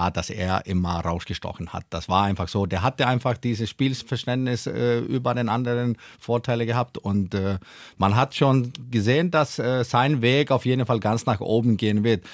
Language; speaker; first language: German; non-native, fluent; Icelandic